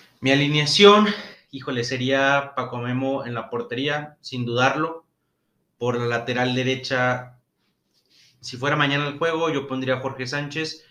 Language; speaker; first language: Spanish; native; Spanish